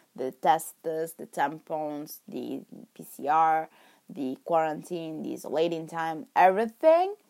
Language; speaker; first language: English; non-native, fluent; Italian